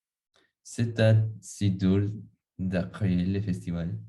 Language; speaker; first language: French; non-native, learner; Spanish